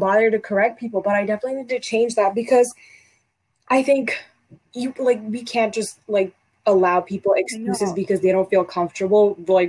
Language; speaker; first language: English; early bilingual, other home language; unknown